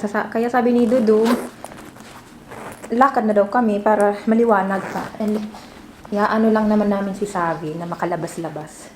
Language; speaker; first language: Filipino; non-native, local second language; Cebuano